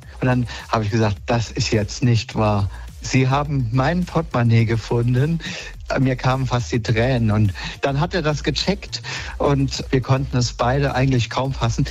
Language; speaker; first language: German; native; German